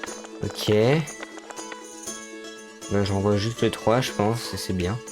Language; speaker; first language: French; native; French